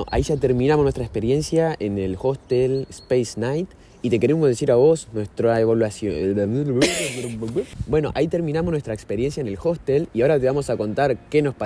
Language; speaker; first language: Spanish; native; Spanish